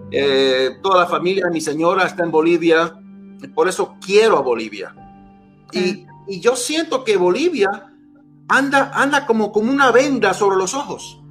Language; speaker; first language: Spanish; early bilingual, heritage; Spanish